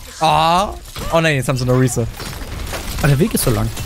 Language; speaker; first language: German; native; German